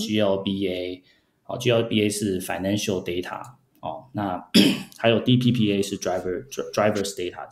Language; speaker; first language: Chinese; early bilingual, heritage; Chinese